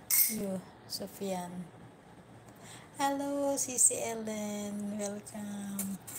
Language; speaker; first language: English; non-native, learner; Filipino